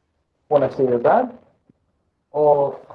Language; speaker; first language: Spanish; non-native, fluent; English